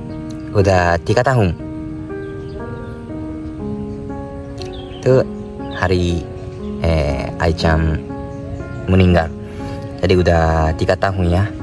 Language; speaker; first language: Indonesian; non-native, fluent; Japanese